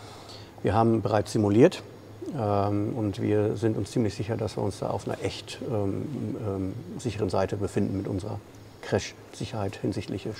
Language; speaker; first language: German; native; German